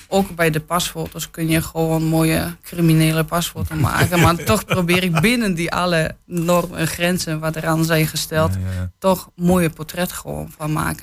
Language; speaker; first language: Dutch; non-native, fluent; Polish